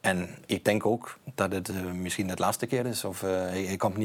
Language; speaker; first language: Dutch; non-native, fluent; Danish